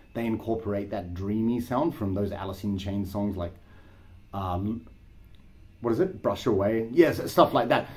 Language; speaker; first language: English; native; English